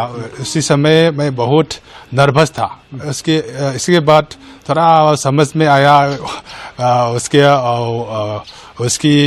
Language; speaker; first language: Hindi; non-native, local second language; Manipuri